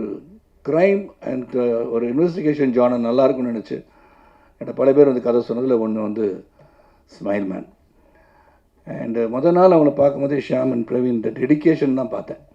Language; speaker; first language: Tamil; native; Tamil